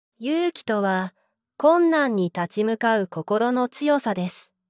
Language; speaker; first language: Japanese; native; Japanese